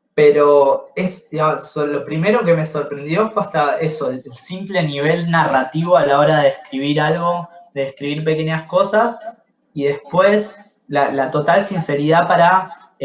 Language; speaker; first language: Spanish; native; Spanish